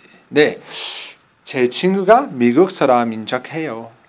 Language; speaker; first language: Korean; non-native, learner; English